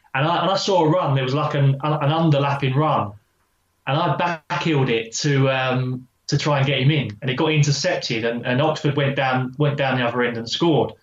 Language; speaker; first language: English; native; English